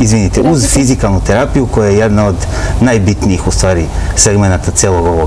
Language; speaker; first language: Serbian; native; Serbian